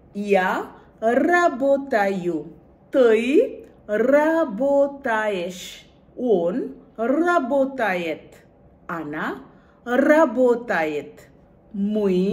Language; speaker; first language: Russian; non-native, fluent; Bangla